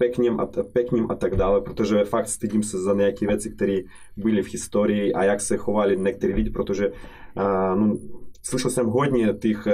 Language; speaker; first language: Czech; non-native, fluent; Russian